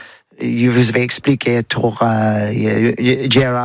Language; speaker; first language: French; non-native, learner; English